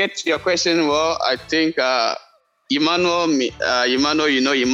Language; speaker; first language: English; non-native, local second language; Akan